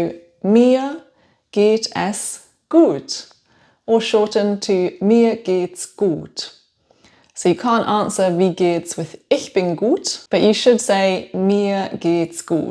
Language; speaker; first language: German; non-native, fluent; English